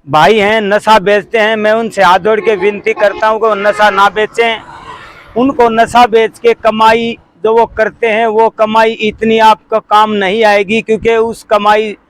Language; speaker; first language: Hindi; native; Hindi